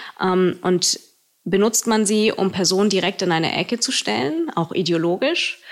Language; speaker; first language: German; early bilingual, other home language; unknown